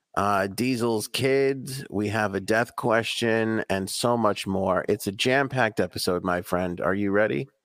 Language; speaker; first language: English; native; English